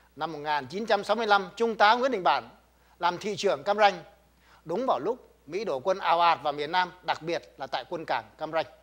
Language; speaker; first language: Vietnamese; native; Vietnamese